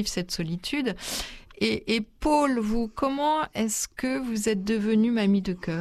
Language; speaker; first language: French; native; French